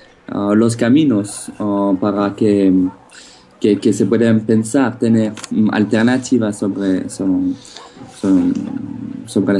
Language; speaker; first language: Spanish; non-native, fluent; French